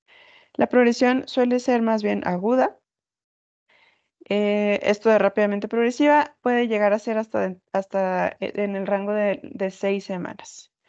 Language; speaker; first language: Spanish; native; Spanish